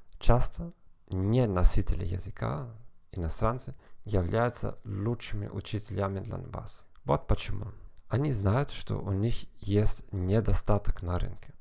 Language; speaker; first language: Russian; non-native, learner; German